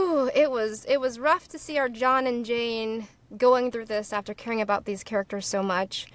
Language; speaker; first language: English; native; English